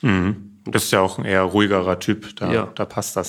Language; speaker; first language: German; native; German